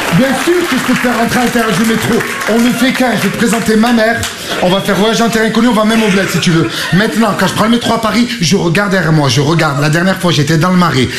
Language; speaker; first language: French; native; French